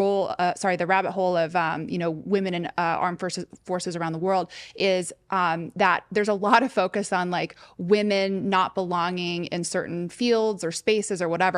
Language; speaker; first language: English; native; English